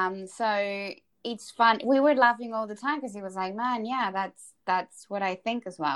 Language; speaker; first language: English; non-native, fluent; Spanish